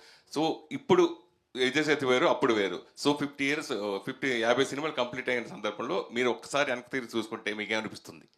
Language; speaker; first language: Telugu; native; Telugu